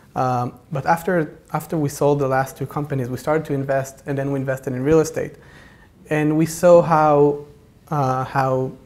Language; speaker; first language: English; non-native, fluent; Hebrew